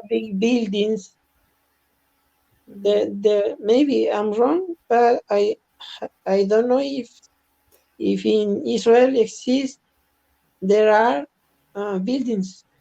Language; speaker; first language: English; non-native, learner; Spanish